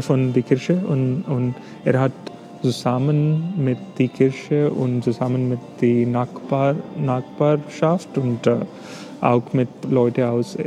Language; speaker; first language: German; non-native, fluent; English